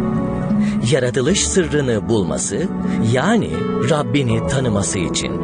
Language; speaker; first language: Turkish; native; Turkish